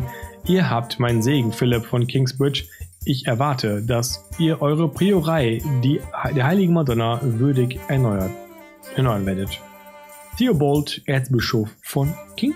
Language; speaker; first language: German; native; German